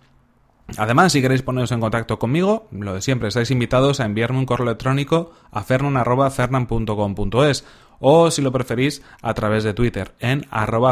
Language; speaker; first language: Spanish; native; Spanish